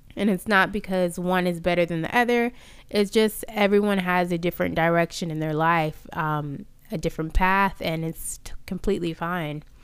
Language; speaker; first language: English; native; English